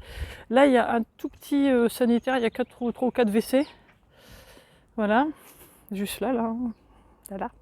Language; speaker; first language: French; native; French